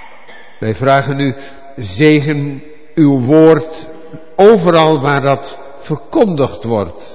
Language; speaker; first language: Dutch; native; Dutch